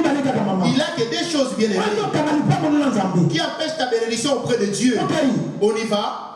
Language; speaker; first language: French; non-native, local second language; Lingala